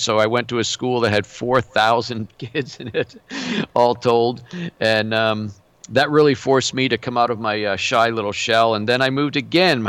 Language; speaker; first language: English; native; English